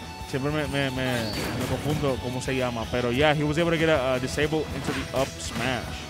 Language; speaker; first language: English; non-native, local second language; Spanish